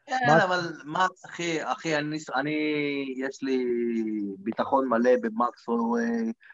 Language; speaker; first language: Hebrew; native; Hebrew